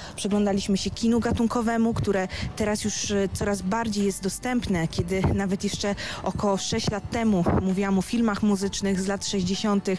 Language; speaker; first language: Polish; early bilingual, other home language; Italian